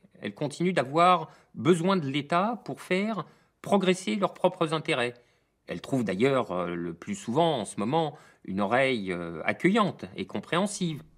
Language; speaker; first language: French; native; French